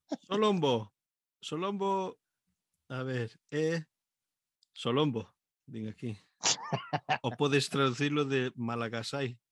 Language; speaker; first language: Galician; non-native, local second language; Spanish